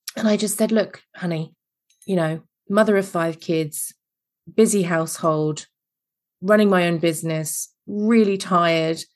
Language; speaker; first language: English; native; English